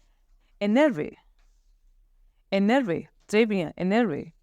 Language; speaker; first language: French; non-native, fluent; Hindi